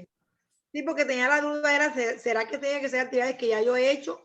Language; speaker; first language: Spanish; native; Spanish